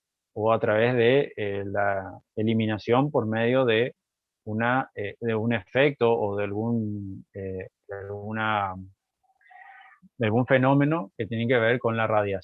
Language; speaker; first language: Spanish; native; Spanish